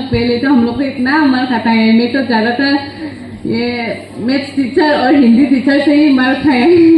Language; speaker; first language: Hindi; non-native, local second language; Garo